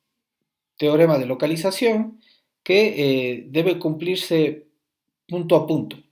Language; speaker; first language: Spanish; native; Spanish